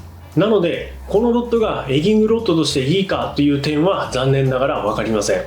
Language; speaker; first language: Japanese; native; Japanese